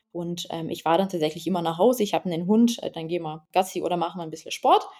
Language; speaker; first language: German; non-native, fluent; Lithuanian